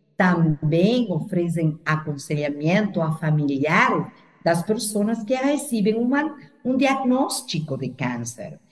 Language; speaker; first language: Portuguese; non-native, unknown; Spanish